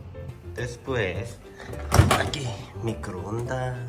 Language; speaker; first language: Spanish; non-native, learner; Korean